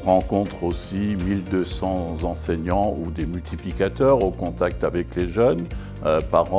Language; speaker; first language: French; native; French